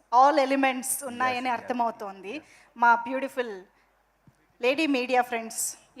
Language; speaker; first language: Telugu; native; Telugu